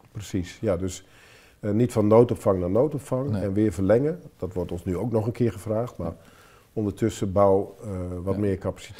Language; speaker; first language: Dutch; native; Dutch